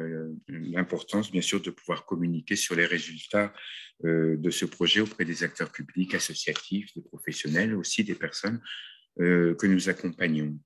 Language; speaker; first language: French; native; French